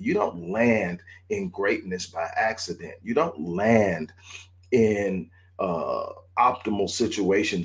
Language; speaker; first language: English; native; English